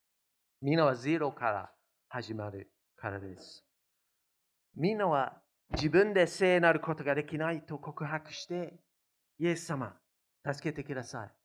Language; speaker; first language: Japanese; non-native, fluent; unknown